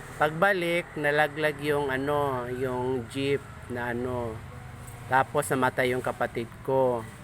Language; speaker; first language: Filipino; non-native, local second language; Cebuano